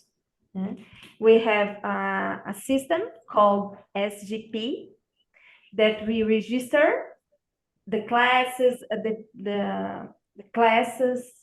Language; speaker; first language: English; non-native, learner; Portuguese